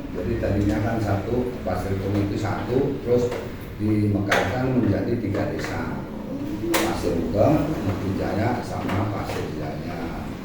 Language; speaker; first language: Indonesian; non-native, local second language; Javanese